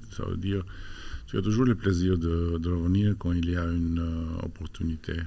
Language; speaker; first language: French; non-native, fluent; Albanian